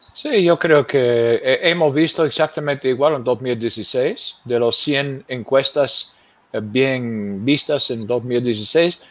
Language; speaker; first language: Spanish; non-native, fluent; English